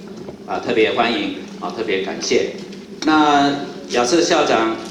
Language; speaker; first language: Chinese; native; Chinese